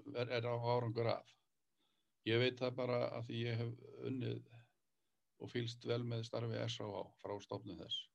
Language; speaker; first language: Icelandic; native; Icelandic